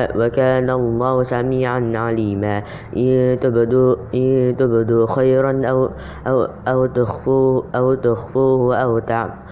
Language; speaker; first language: Arabic; non-native, learner; Indonesian